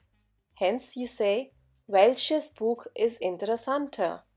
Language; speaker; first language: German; non-native, fluent; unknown